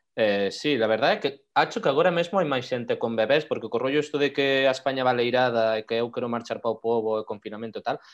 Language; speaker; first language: Galician; non-native, local second language; Spanish